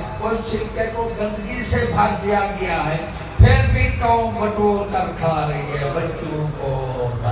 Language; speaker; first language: Urdu; native; Urdu